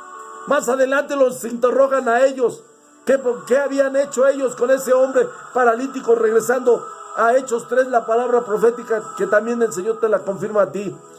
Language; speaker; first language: Spanish; native; Spanish